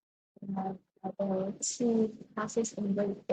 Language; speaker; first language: English; non-native, learner; Vietnamese